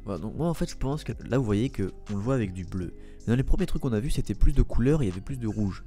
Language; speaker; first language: French; native; French